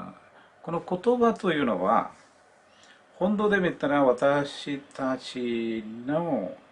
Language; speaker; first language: Japanese; non-native, learner; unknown